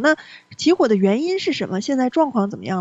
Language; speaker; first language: Chinese; native; Chinese